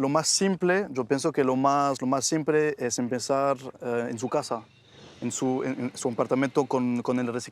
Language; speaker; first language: Spanish; non-native, fluent; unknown